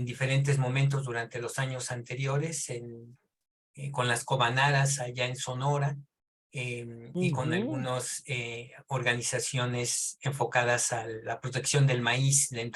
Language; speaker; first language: Spanish; native; Spanish